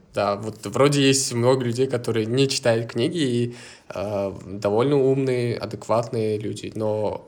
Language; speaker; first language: Russian; non-native, local second language; Uzbek